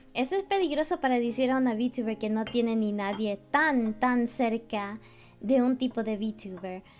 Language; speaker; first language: Spanish; non-native, learner; English